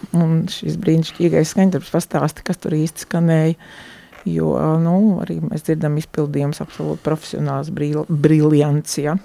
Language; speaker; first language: Latvian; native; Latvian